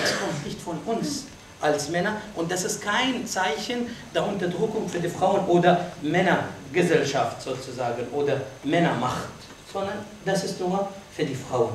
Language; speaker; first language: German; non-native, fluent; Arabic